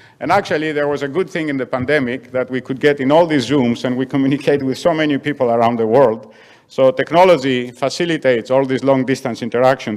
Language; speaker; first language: English; non-native, fluent; Greek